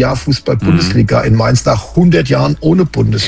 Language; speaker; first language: German; native; German